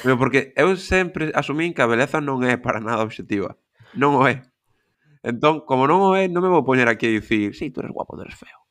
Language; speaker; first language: Galician; non-native, local second language; Spanish